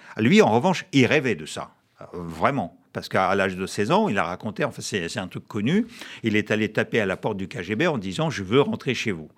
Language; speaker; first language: French; non-native, fluent; Russian